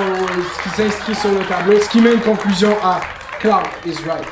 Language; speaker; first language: French; native; French